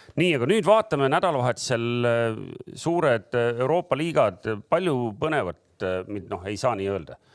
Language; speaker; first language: Estonian; native; Estonian